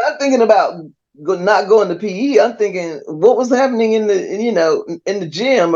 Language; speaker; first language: English; native; English